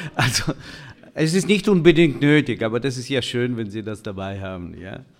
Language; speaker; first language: German; non-native, fluent; Russian